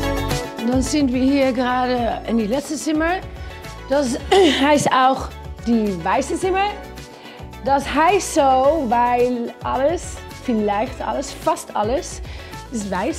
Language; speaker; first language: German; non-native, fluent; Dutch